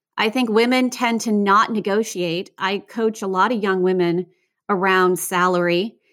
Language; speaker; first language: English; native; English